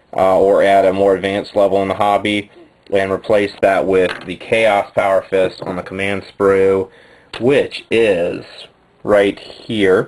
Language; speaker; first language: English; native; English